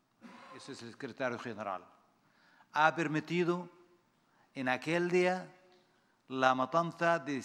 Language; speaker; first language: Spanish; non-native, fluent; Arabic